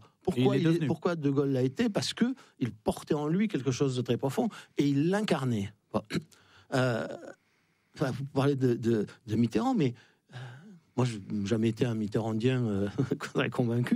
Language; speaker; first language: French; native; French